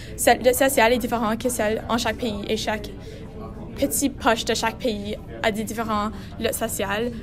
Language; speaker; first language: French; non-native, local second language; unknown